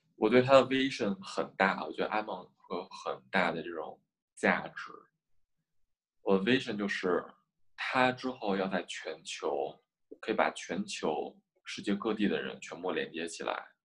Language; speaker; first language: Chinese; native; Chinese